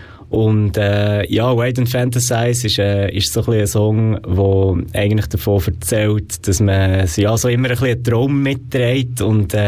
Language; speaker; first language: German; native; German